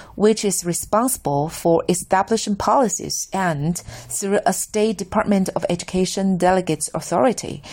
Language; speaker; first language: English; non-native, fluent; Chinese